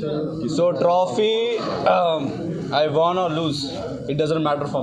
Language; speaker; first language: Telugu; non-native, local second language; Hindi